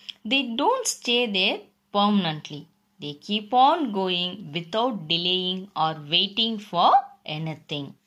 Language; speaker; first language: English; non-native, local second language; Tamil